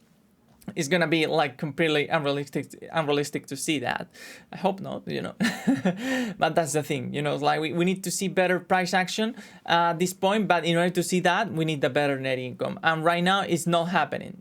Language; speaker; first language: English; non-native, fluent; Spanish